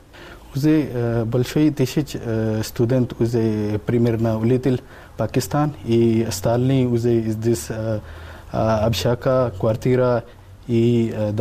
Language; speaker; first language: Russian; non-native, learner; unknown